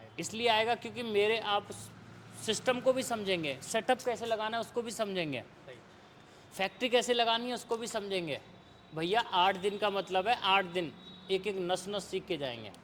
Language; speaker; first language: Hindi; native; Hindi